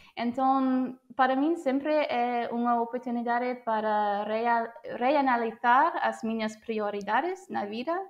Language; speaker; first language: Galician; non-native, fluent; English